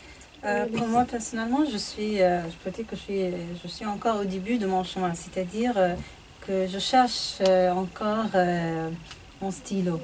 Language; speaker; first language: French; non-native, fluent; Arabic